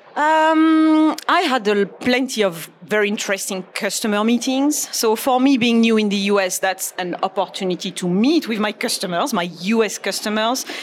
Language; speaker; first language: English; non-native, fluent; French